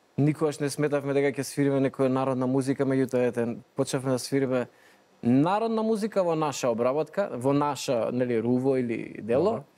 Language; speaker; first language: Macedonian; native; Macedonian